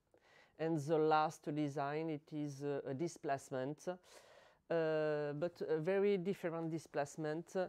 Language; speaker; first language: English; non-native, learner; French